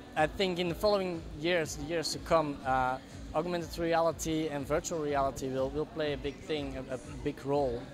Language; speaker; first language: English; non-native, fluent; Dutch